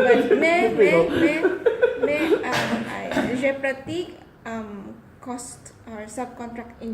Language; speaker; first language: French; non-native, learner; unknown